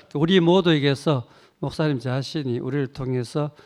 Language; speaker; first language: Korean; native; Korean